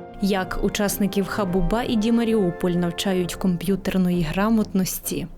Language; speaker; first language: Ukrainian; native; Ukrainian